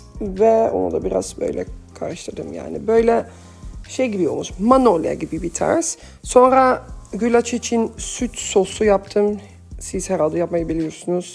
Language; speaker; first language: Turkish; early bilingual, heritage; Turkish